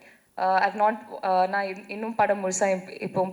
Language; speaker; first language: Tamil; non-native, fluent; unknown